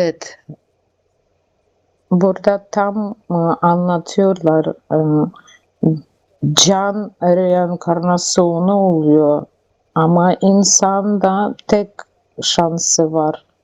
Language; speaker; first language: Turkish; non-native, learner; Russian